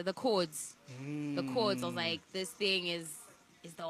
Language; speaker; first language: English; non-native, local second language; Shona